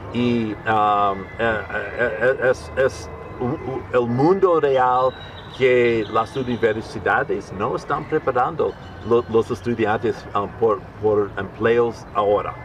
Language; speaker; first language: Spanish; non-native, learner; English